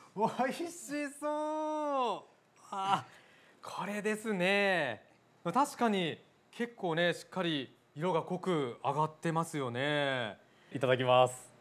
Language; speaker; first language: Japanese; native; Japanese